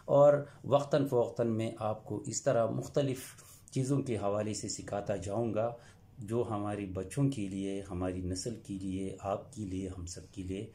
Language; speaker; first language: Urdu; non-native, local second language; Pashto